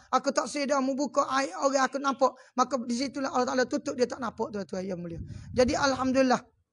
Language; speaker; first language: Malay; native; Malay